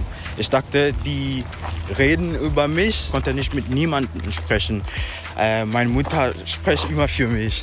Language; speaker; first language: German; non-native, learner; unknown